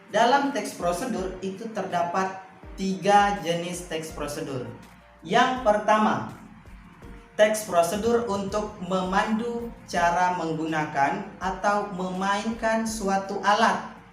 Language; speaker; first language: Indonesian; native; Indonesian